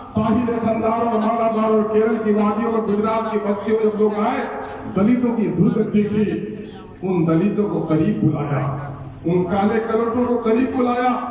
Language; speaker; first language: Urdu; native; Urdu